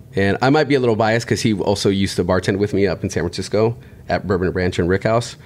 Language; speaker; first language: English; native; English